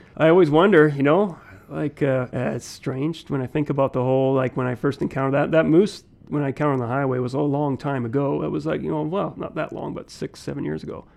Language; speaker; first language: English; native; English